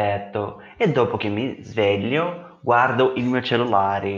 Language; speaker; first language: Italian; non-native, fluent; Portuguese